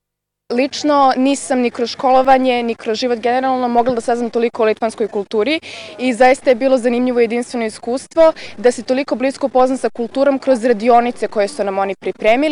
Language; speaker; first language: Serbian; native; Serbian